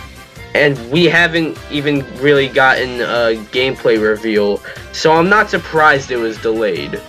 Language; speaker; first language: English; native; English